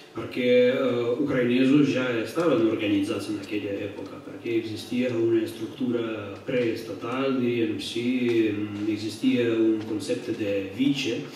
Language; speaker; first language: Catalan; non-native, fluent; Russian